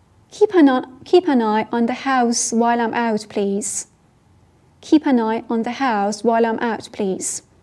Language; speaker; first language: English; non-native, fluent; Persian